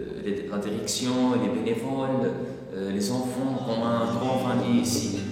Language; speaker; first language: French; non-native, local second language; Arabic